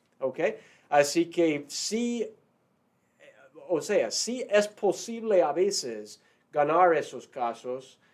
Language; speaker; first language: Spanish; non-native, fluent; English